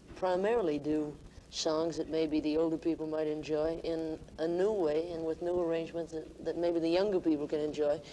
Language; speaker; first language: English; native; English